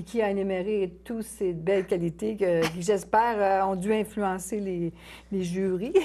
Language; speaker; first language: French; native; French